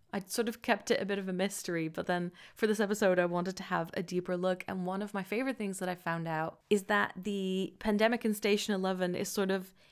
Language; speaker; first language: English; non-native, fluent; Dutch